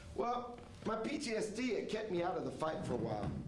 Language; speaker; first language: English; native; English